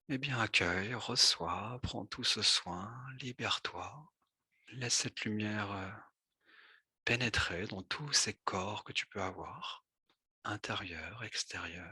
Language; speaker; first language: French; native; French